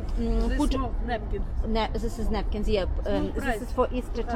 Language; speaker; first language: English; non-native, learner; Ukrainian